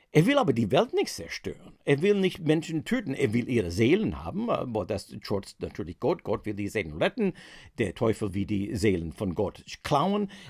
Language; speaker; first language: German; non-native, fluent; English